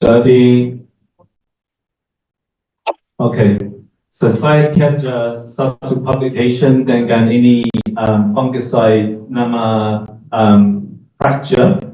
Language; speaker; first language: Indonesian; non-native, learner; English